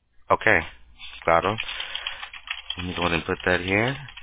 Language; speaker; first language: English; early bilingual, other home language; Spanish